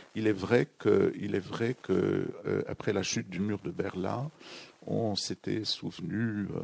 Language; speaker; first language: French; native; French